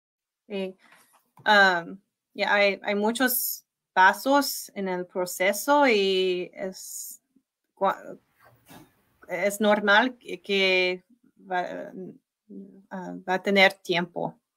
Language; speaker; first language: Spanish; non-native, learner; English